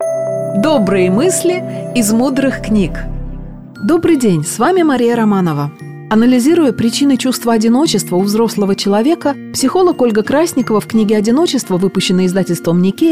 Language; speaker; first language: Russian; native; Russian